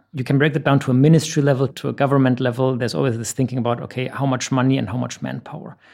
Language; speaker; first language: English; non-native, fluent; German